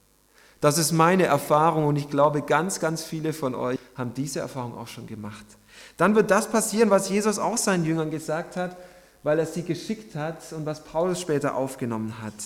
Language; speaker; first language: German; native; German